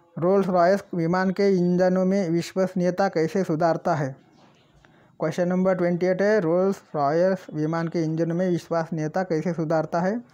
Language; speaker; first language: Hindi; non-native, local second language; Marathi